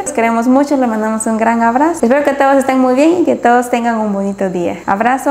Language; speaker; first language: Spanish; native; Spanish